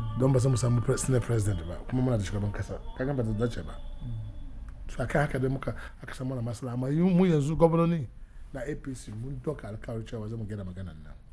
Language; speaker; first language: Hausa; non-native, local second language; Igbo